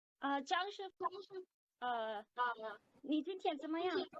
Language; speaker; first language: Chinese; non-native, learner; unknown